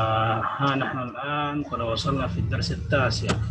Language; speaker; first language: Arabic; non-native, fluent; Indonesian